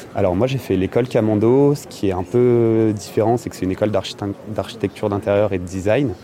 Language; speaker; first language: French; native; French